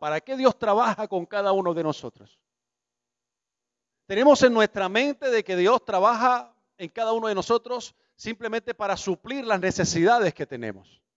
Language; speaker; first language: Spanish; native; Spanish